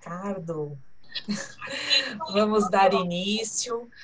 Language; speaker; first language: Spanish; non-native, learner; Portuguese